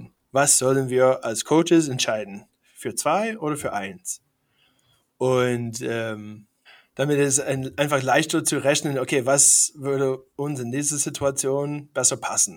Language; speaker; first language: German; non-native, fluent; English